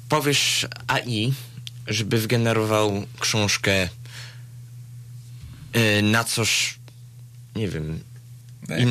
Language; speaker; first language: Polish; early bilingual, heritage; Polish